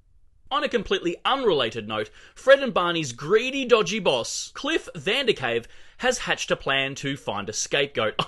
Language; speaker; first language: English; native; English